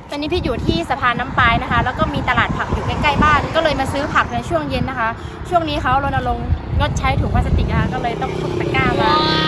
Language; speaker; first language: Thai; non-native, local second language; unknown